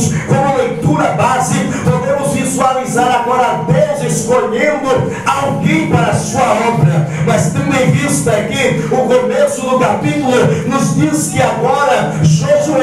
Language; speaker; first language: Portuguese; native; Portuguese